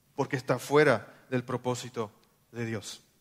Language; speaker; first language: Spanish; non-native, local second language; German